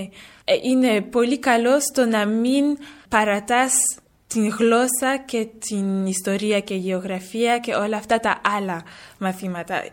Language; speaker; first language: Greek; early bilingual, heritage; French